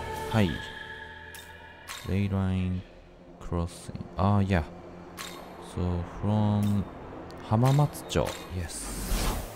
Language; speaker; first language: Japanese; native; Japanese